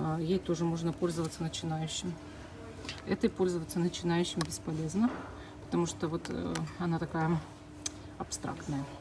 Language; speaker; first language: Russian; native; Russian